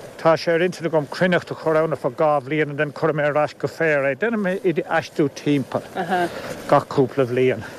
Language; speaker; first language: Irish; native; Irish